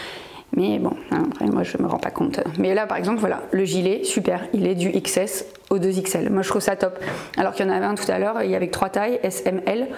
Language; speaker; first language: French; native; French